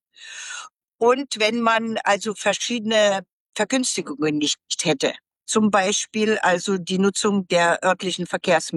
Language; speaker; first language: German; native; German